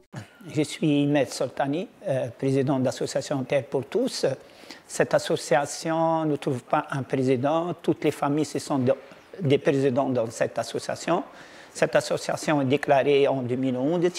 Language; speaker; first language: French; non-native, local second language; Arabic